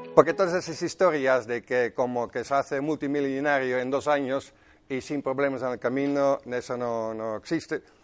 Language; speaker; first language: Spanish; non-native, fluent; Dutch